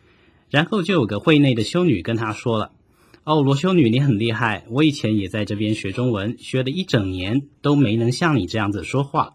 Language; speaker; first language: Chinese; native; Chinese